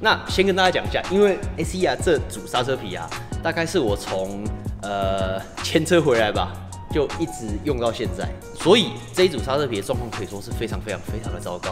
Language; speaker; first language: Chinese; native; Chinese